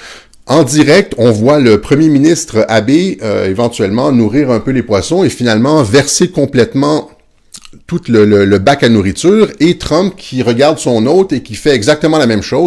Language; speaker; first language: French; native; French